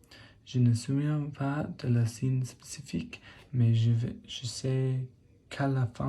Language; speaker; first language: French; non-native, learner; English